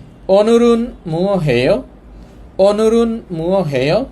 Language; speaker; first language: Korean; non-native, fluent; Bangla